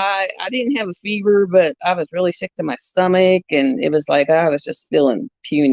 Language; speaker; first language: English; native; English